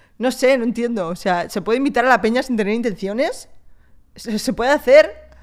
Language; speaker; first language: Spanish; early bilingual, other home language; French